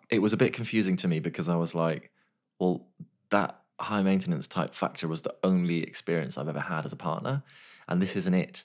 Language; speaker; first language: English; native; English